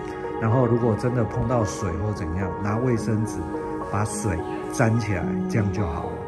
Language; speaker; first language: Chinese; native; Chinese